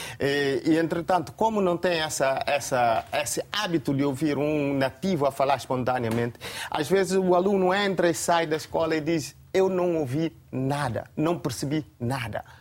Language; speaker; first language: Portuguese; non-native, local second language; Upper Guinea Crioulo